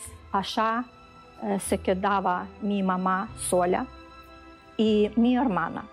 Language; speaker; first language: Spanish; non-native, learner; Ukrainian